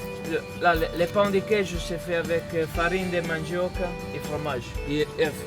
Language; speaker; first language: French; non-native, fluent; Italian